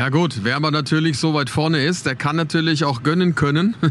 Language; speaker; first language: German; native; German